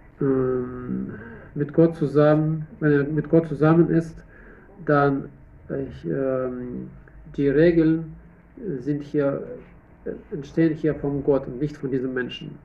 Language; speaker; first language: German; non-native, fluent; Russian